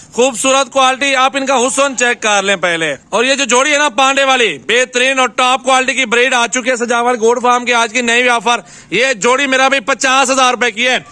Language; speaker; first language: Urdu; non-native, local second language; Punjabi